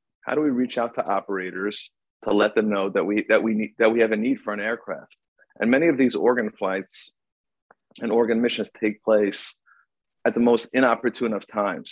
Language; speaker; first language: English; native; English